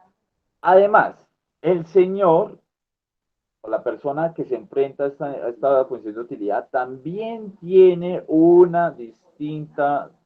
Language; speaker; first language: Spanish; native; Spanish